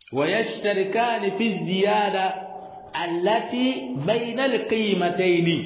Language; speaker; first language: Arabic; non-native, fluent; Swahili